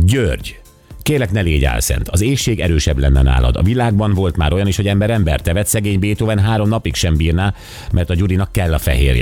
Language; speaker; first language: Hungarian; native; Hungarian